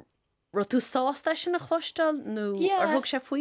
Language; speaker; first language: Irish; native; Irish